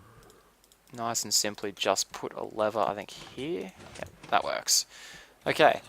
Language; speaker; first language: English; native; English